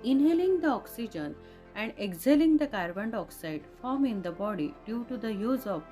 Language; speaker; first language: English; non-native, local second language; Marathi